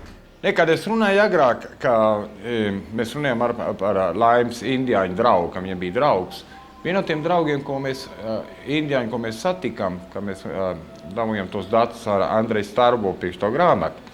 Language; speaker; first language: Latvian; early bilingual, heritage; Latvian